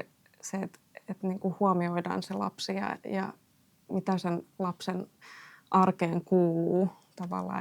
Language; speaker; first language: Finnish; native; Finnish